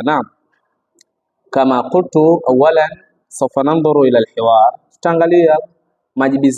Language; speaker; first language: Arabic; non-native, fluent; Swahili